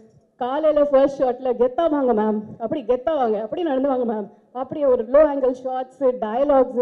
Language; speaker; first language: Tamil; non-native, fluent; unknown